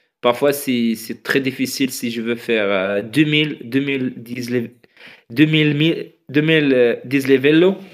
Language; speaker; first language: French; non-native, fluent; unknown